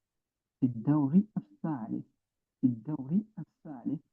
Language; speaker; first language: Arabic; non-native, fluent; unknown